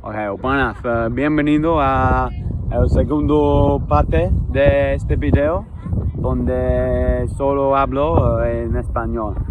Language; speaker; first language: Spanish; non-native, learner; English